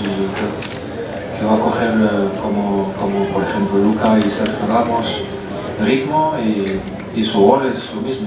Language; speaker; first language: Spanish; non-native, fluent; French